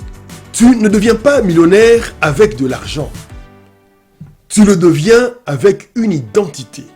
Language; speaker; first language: French; non-native, local second language; Lingala